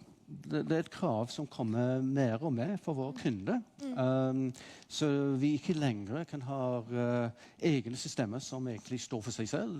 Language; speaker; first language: Norwegian; non-native, fluent; English